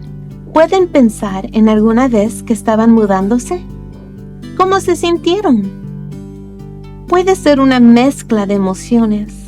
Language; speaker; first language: Spanish; early bilingual, other home language; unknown